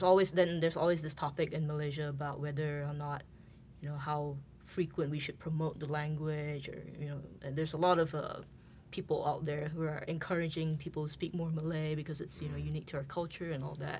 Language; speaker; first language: English; non-native, local second language; Chinese